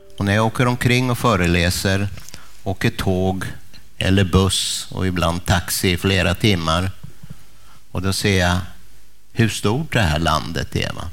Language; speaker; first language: Swedish; early bilingual, other home language; Polish